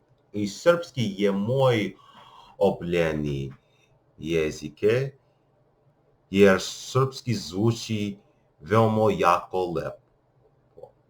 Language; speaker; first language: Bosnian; non-native, learner; English